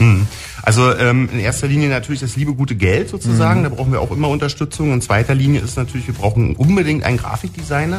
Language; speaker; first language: German; native; German